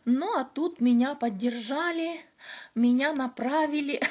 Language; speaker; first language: Russian; native; Russian